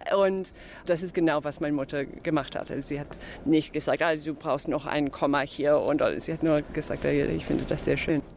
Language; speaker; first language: German; non-native, fluent; English